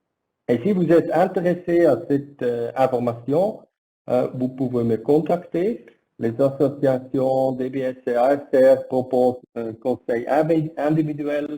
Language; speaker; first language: French; non-native, learner; German